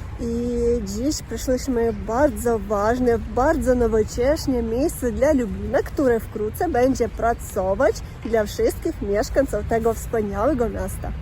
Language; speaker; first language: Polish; non-native, learner; Ukrainian